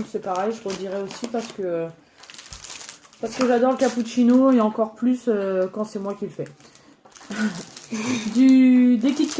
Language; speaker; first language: French; native; French